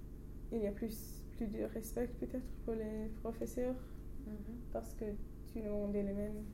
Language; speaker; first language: French; non-native, learner; English